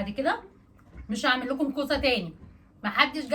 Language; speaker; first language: Arabic; native; Arabic